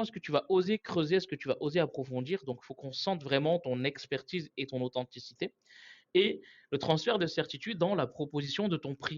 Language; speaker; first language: French; native; French